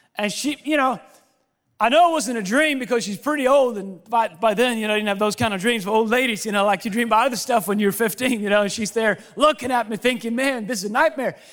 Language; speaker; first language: English; non-native, fluent; Swedish